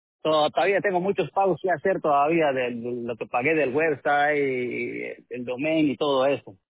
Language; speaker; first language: Spanish; early bilingual, heritage; Spanish